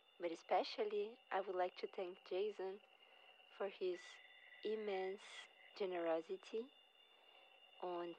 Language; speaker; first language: English; non-native, fluent; Portuguese